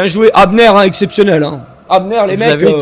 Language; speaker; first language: French; native; French